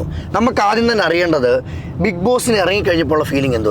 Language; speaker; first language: Malayalam; native; Malayalam